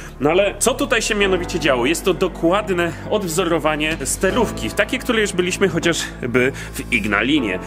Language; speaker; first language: Polish; native; Polish